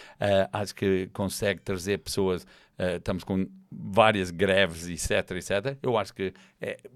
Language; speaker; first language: Portuguese; non-native, fluent; English